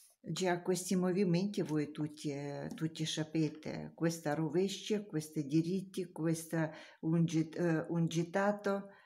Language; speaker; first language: Italian; non-native, learner; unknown